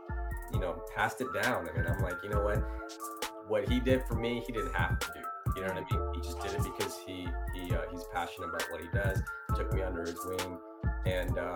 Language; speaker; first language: English; early bilingual, other home language; Italian